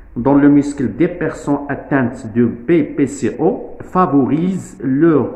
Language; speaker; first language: French; non-native, local second language; Arabic